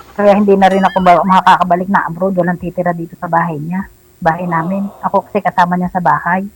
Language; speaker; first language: Filipino; native; Filipino